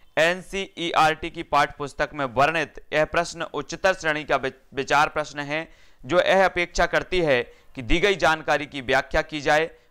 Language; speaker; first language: Hindi; native; Hindi